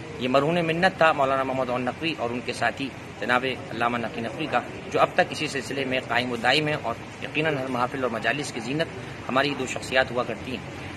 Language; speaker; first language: Urdu; native; Urdu